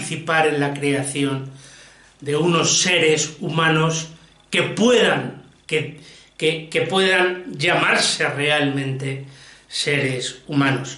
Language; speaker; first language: Spanish; native; Spanish